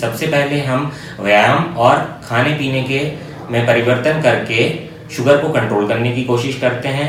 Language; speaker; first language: Hindi; native; Hindi